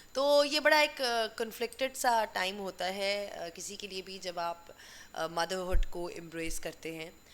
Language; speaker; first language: Urdu; native; Urdu